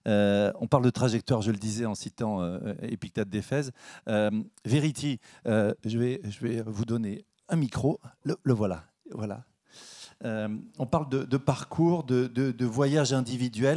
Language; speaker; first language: French; native; French